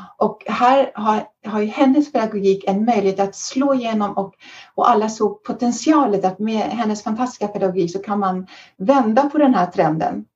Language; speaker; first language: Swedish; early bilingual, heritage; Swedish